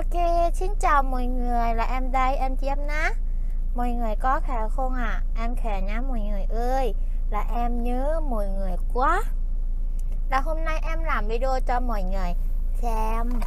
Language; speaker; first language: Vietnamese; non-native, fluent; Thai